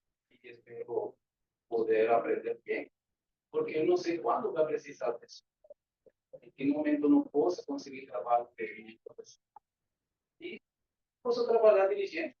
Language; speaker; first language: Portuguese; non-native, learner; Spanish